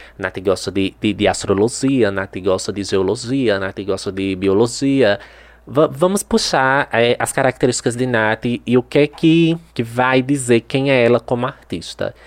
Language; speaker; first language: Portuguese; native; Portuguese